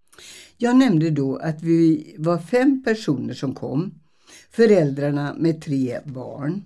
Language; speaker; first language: Swedish; early bilingual, other home language; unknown